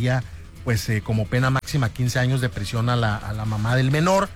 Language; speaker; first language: Spanish; native; Spanish